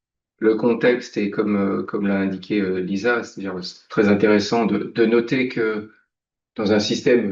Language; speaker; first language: French; native; French